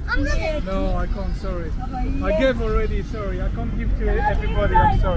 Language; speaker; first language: English; non-native, fluent; French